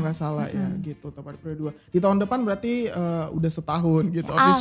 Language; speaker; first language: Indonesian; native; Indonesian